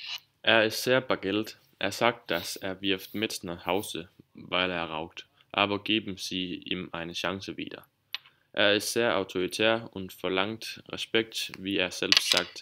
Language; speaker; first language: German; non-native, learner; Danish